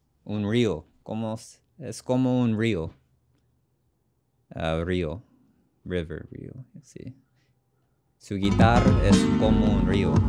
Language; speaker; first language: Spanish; non-native, learner; English